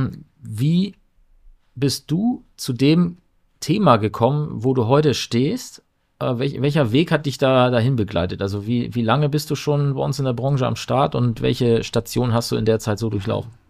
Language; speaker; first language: German; native; German